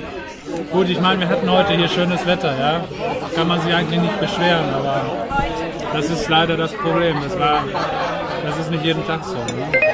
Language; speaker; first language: German; non-native, fluent; Spanish